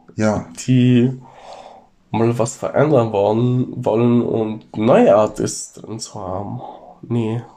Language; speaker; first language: German; non-native, fluent; Romansh